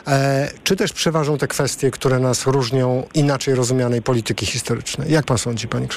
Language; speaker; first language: Polish; native; Polish